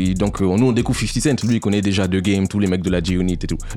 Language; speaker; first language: French; non-native, local second language; Baoulé